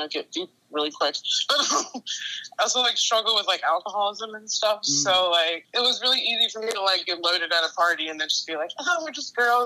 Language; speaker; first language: English; native; English